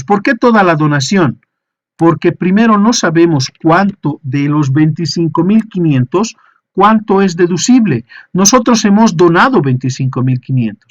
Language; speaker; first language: Spanish; native; Spanish